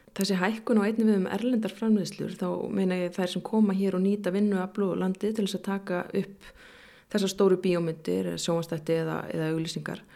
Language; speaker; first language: Icelandic; native; Icelandic